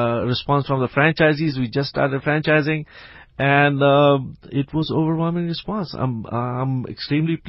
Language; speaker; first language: English; non-native, local second language; Urdu